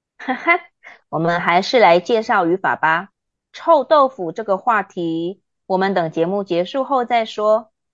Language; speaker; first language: Chinese; native; Chinese